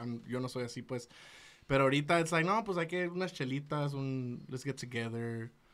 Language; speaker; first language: Spanish; early bilingual, other home language; English